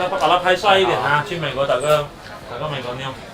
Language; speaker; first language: Chinese; native; Chinese